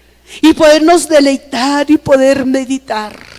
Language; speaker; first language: Spanish; native; Spanish